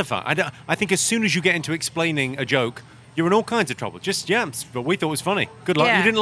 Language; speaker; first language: English; native; English